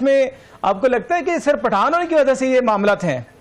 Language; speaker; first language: Urdu; native; Urdu